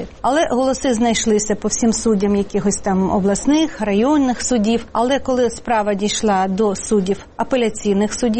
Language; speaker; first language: Ukrainian; native; Ukrainian